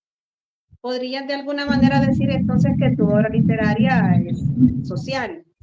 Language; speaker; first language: Spanish; native; Spanish